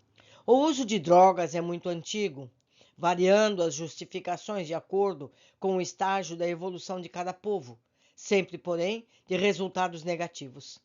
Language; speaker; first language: Portuguese; native; Portuguese